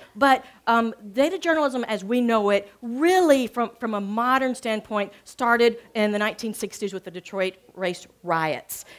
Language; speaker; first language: English; native; English